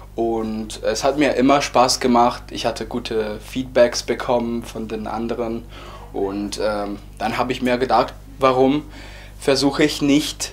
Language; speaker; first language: German; non-native, fluent; Italian